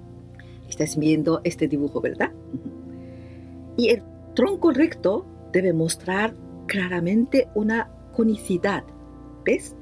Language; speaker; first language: Spanish; non-native, fluent; Japanese